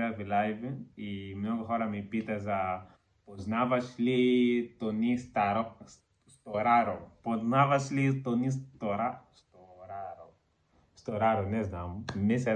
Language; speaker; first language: Bulgarian; non-native, learner; Portuguese